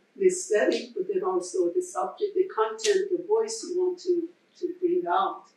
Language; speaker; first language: English; non-native, fluent; Persian